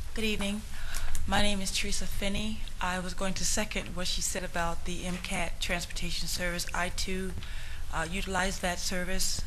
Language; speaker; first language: English; native; English